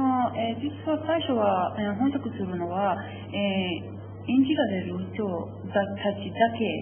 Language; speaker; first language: Japanese; non-native, learner; Persian